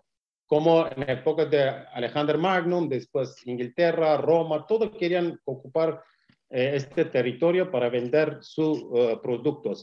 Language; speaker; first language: Spanish; non-native, learner; Kurdish